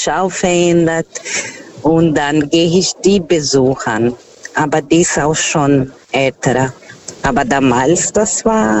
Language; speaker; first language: German; non-native, fluent; Portuguese